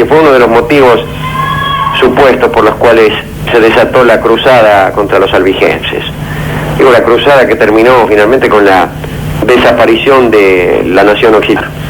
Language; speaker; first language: Spanish; native; Spanish